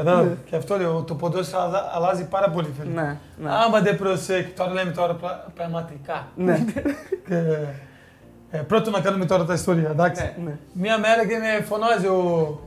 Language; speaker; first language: Greek; non-native, fluent; Portuguese